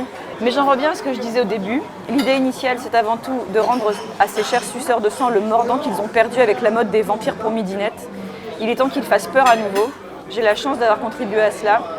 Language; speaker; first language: French; native; French